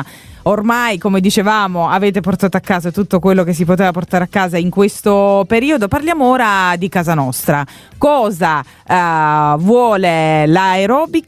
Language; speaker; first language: Italian; native; Italian